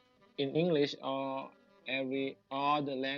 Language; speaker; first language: English; non-native, learner; Thai